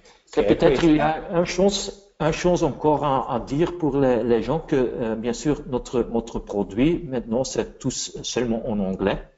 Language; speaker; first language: French; non-native, fluent; Dutch